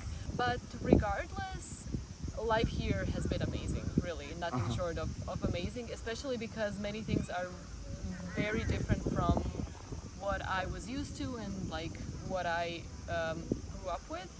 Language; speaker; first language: English; non-native, fluent; Croatian